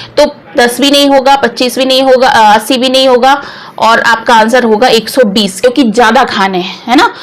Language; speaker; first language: Hindi; native; Hindi